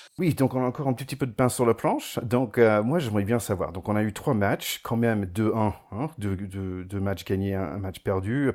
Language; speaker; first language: French; non-native, fluent; English